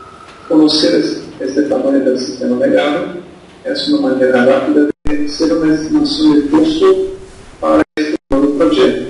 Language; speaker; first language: Spanish; non-native, fluent; Portuguese